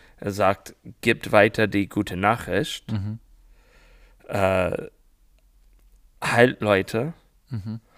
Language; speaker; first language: German; non-native, learner; English